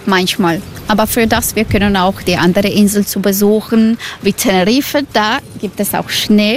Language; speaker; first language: German; non-native, learner; Croatian